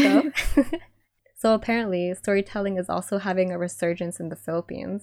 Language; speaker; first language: English; non-native, local second language; Iloko